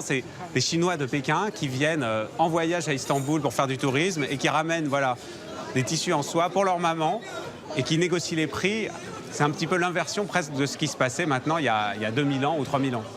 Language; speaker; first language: French; native; French